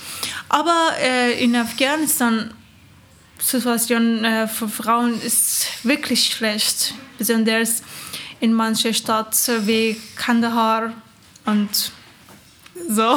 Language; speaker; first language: German; non-native, learner; Persian